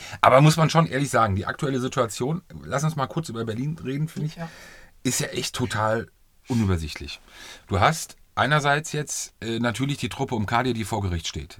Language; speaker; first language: German; native; German